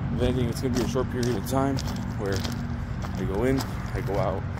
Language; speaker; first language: English; early bilingual, other home language; Spanish